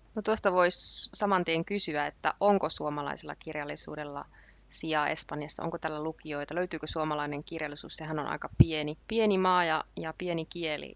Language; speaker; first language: Finnish; native; Finnish